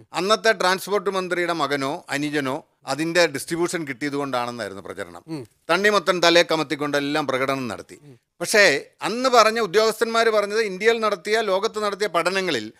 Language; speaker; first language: Malayalam; native; Malayalam